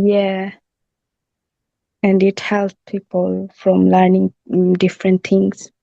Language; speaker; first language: English; non-native, learner; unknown